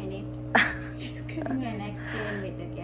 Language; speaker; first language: English; non-native, learner; Indonesian